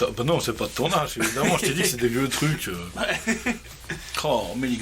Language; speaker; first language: French; native; French